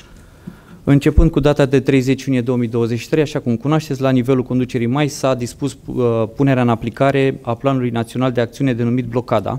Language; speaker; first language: Romanian; native; Romanian